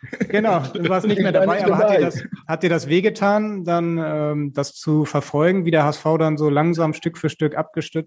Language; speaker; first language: German; native; German